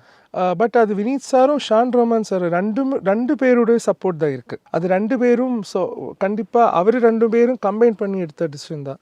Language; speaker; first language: Tamil; non-native, learner; Malayalam